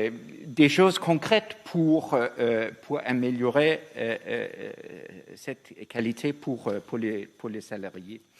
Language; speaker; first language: French; non-native, fluent; Danish